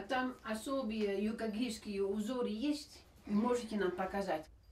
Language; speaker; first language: Russian; non-native, fluent; Dutch